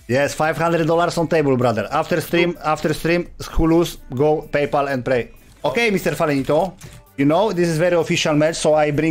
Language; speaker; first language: English; non-native, learner; Polish